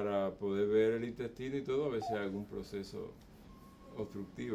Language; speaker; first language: Spanish; native; Spanish